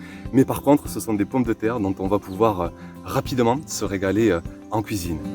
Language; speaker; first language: French; native; French